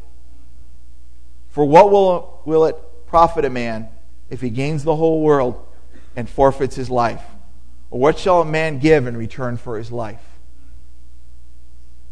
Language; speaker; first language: English; native; English